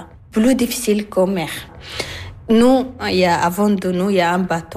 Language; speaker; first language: French; non-native, learner; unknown